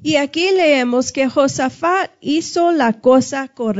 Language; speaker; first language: Spanish; non-native, fluent; English